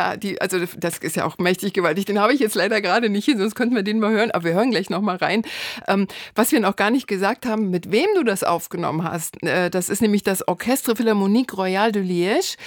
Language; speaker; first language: German; native; German